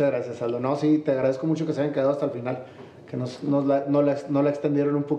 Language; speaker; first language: Spanish; native; Spanish